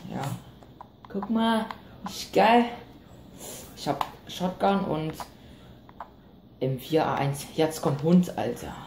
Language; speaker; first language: German; non-native, learner; Vietnamese